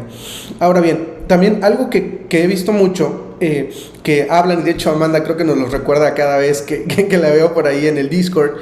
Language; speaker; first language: Spanish; native; Spanish